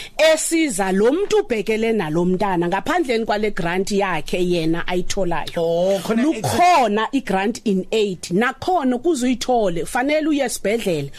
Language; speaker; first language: Zulu; non-native, local second language; Xhosa